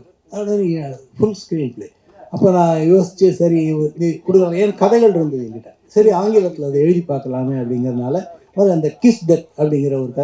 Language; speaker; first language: Tamil; native; Tamil